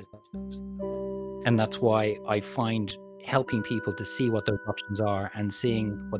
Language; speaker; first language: English; native; English